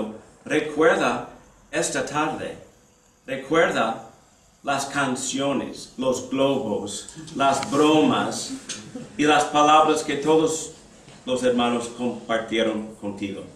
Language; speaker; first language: Spanish; non-native, fluent; English